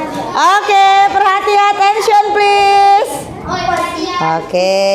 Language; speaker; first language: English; non-native, learner; Indonesian